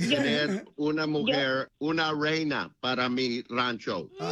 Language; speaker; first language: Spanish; non-native, learner; English